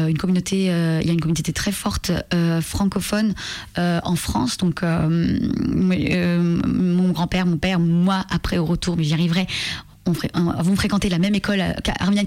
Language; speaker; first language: French; non-native, local second language; Armenian